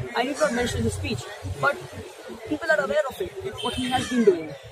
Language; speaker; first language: English; non-native, local second language; Urdu